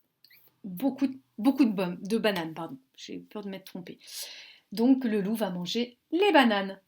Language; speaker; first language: French; native; French